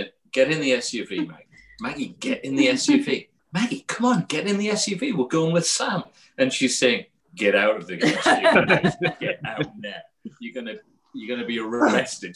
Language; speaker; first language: English; native; English